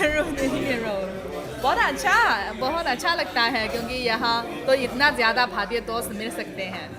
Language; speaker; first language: Hindi; non-native, fluent; Chinese